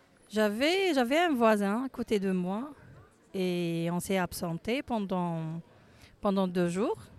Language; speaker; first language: French; non-native, fluent; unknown